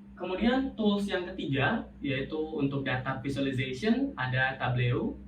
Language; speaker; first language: Indonesian; native; Indonesian